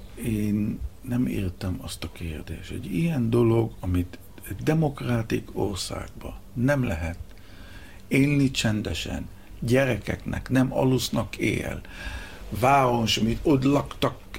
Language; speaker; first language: Hungarian; early bilingual, heritage; Hebrew